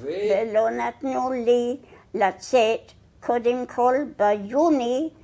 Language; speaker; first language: Hebrew; non-native, fluent; English